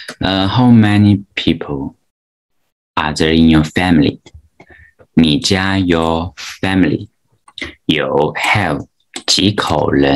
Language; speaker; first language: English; non-native, fluent; Chinese